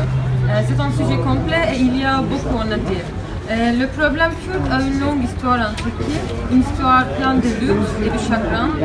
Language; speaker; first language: French; non-native, fluent; Turkish